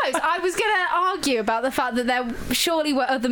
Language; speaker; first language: English; native; English